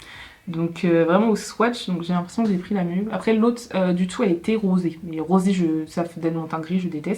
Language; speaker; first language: French; native; French